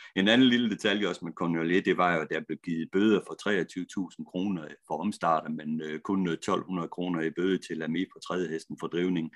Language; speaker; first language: Danish; native; Danish